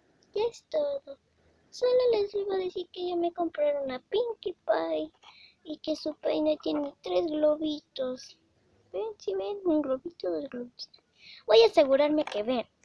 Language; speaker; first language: Spanish; native; Spanish